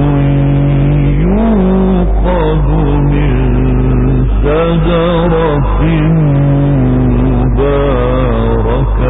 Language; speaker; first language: Arabic; native; Arabic